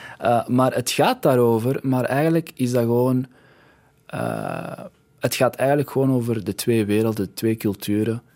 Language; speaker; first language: Dutch; early bilingual, other home language; Arabic